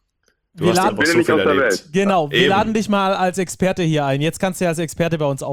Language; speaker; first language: German; native; German